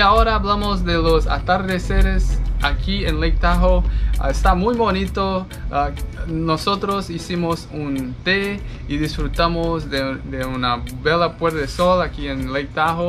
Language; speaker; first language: Spanish; non-native, fluent; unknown